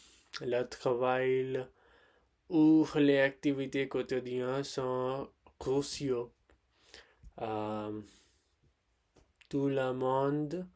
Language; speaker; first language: French; non-native, learner; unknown